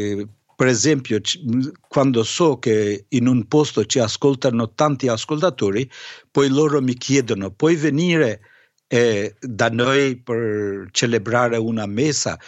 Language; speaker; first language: Italian; non-native, fluent; Albanian